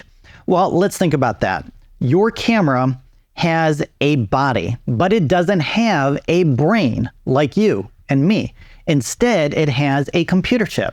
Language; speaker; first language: English; native; English